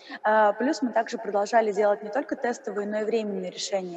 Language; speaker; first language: Russian; native; Russian